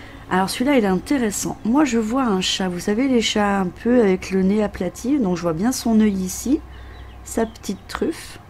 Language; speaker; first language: French; native; French